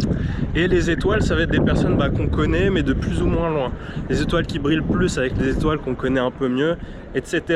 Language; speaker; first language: French; native; French